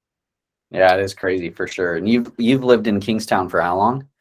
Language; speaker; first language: English; native; English